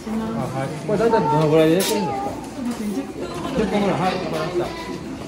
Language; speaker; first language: Japanese; native; Japanese